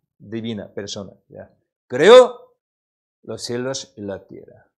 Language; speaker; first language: Spanish; non-native, learner; Korean